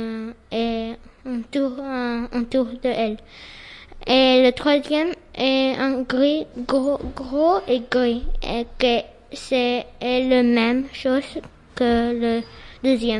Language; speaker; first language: French; non-native, learner; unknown